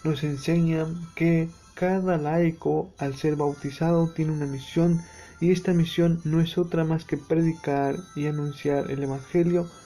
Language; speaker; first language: Spanish; native; Spanish